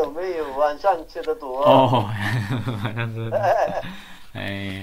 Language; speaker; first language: Chinese; non-native, learner; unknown